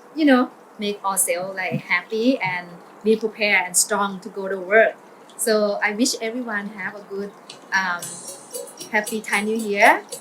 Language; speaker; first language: English; non-native, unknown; Thai